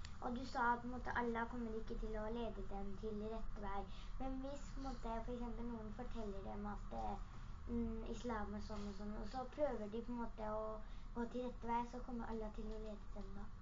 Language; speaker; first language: Norwegian; early bilingual, other home language; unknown